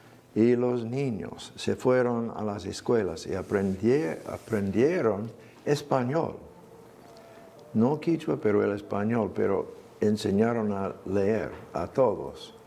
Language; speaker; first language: Spanish; non-native, fluent; English